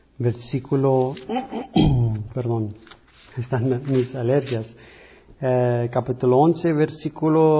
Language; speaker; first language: Spanish; early bilingual, heritage; English